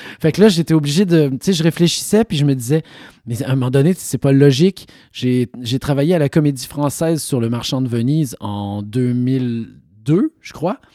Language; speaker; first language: French; native; French